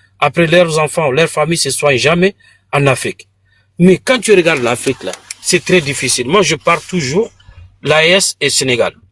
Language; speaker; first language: French; non-native, local second language; Bambara